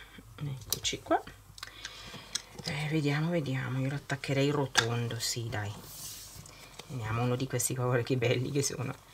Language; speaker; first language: Italian; native; Italian